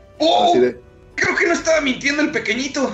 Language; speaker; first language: Spanish; native; Spanish